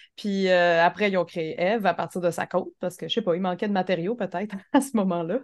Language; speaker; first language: French; native; French